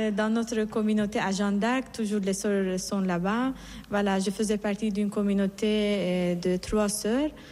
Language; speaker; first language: French; non-native, fluent; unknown